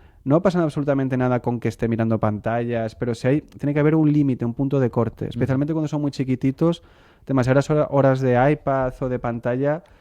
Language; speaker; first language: Spanish; non-native, local second language; Catalan